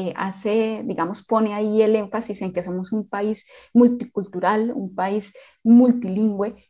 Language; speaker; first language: Spanish; native; Spanish